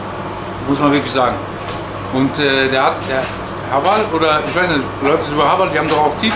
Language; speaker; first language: German; native; German